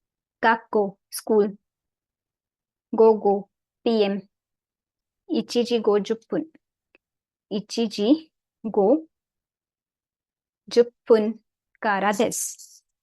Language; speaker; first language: Japanese; non-native, learner; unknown